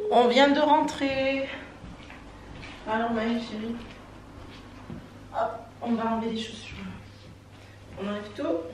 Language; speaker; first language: French; native; French